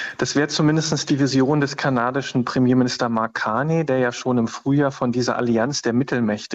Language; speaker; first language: German; native; German